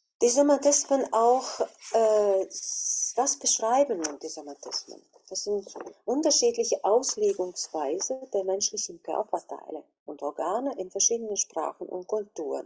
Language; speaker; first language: German; non-native, fluent; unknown